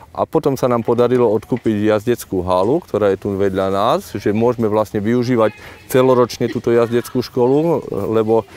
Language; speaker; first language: Slovak; native; Slovak